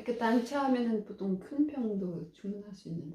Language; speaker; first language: Korean; non-native, learner; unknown